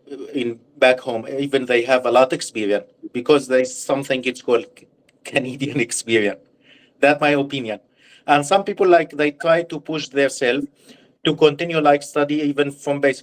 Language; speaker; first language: English; non-native, learner; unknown